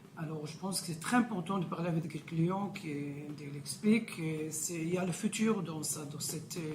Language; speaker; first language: French; non-native, learner; Hebrew